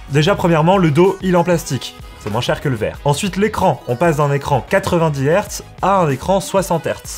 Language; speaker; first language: French; native; French